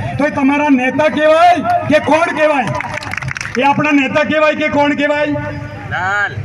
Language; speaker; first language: Gujarati; non-native, local second language; Rathawi